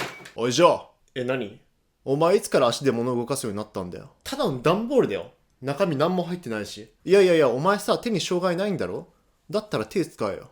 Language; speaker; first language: Japanese; native; Japanese